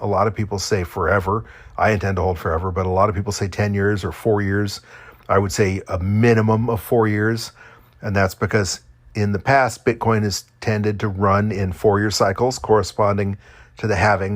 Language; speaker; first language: English; native; English